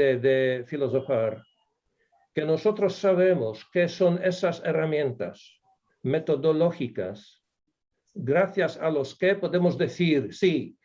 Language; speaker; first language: Spanish; non-native, fluent; Polish